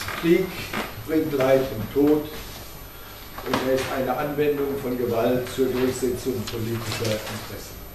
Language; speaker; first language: German; native; German